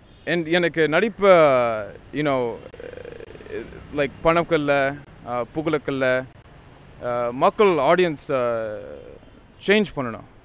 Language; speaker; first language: Tamil; non-native, learner; English